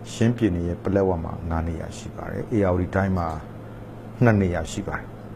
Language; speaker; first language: Burmese; native; Burmese